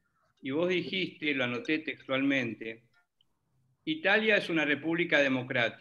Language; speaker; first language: Spanish; native; Spanish